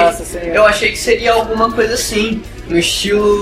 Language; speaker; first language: Portuguese; native; Portuguese